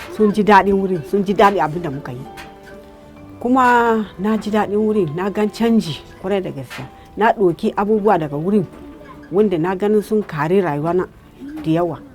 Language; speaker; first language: Hausa; non-native, local second language; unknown